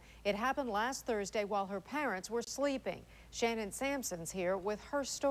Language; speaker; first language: English; native; English